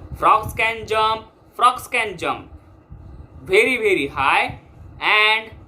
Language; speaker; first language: English; non-native, local second language; Marathi